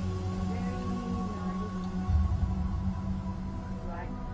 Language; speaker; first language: English; non-native, learner; Japanese